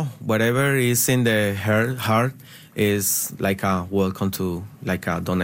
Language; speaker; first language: English; non-native, fluent; Spanish